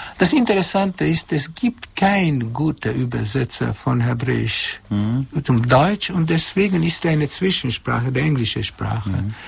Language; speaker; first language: German; non-native, fluent; Hungarian